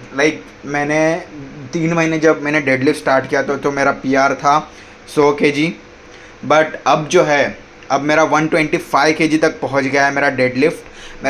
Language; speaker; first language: Hindi; non-native, local second language; Marathi